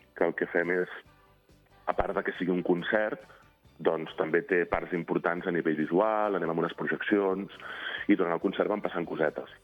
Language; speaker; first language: Catalan; native; Catalan